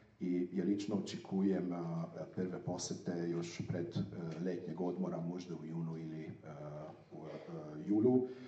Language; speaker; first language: Serbian; non-native, fluent; Hungarian